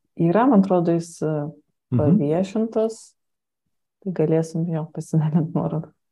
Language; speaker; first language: Lithuanian; native; Lithuanian